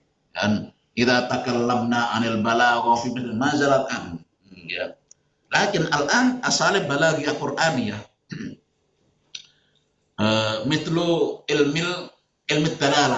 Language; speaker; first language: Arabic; non-native, fluent; Indonesian